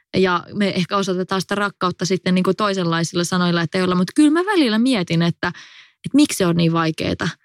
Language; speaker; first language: Finnish; native; Finnish